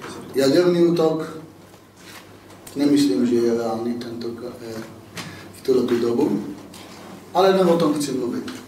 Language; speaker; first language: Czech; non-native, fluent; Hebrew